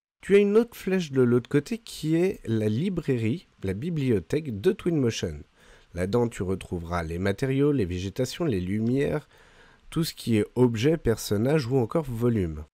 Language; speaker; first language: French; native; French